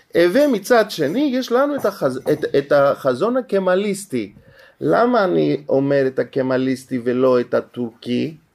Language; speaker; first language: Hebrew; non-native, fluent; Greek